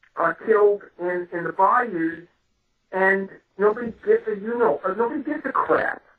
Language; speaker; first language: English; native; English